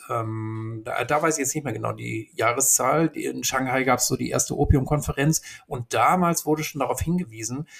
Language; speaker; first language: German; native; German